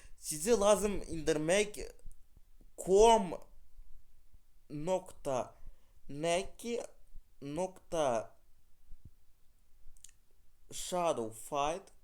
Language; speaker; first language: Turkish; non-native, learner; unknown